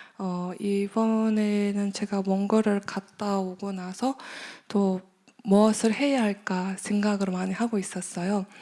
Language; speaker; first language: Korean; non-native, fluent; Mongolian